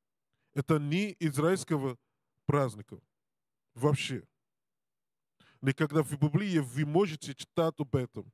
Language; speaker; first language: Russian; non-native, learner; Portuguese